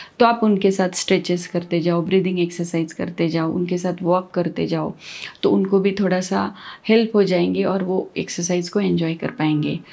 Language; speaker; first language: Hindi; non-native, local second language; Marathi